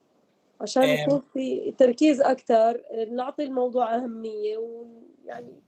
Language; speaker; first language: Arabic; native; Arabic